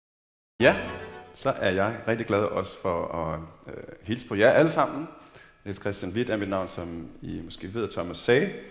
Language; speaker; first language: Danish; native; Danish